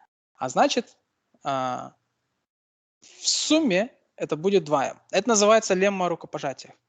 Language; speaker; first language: Russian; native; Russian